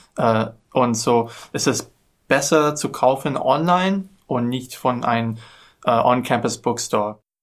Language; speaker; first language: German; non-native, learner; English